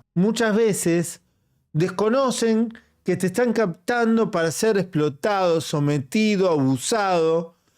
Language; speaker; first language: Spanish; native; Spanish